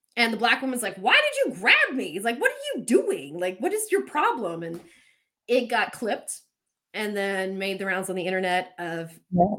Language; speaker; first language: English; native; English